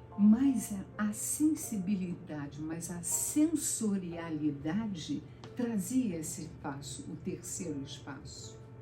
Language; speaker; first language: Portuguese; native; Portuguese